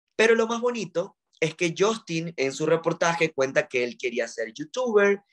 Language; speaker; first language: Spanish; native; Spanish